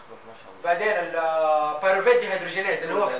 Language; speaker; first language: Arabic; native; Arabic